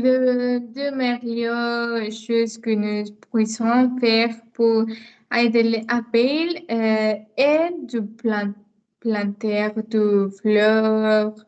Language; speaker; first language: French; non-native, learner; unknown